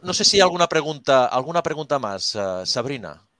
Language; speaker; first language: Spanish; native; Spanish